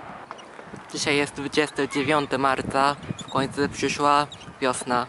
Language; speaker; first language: Polish; non-native, fluent; Japanese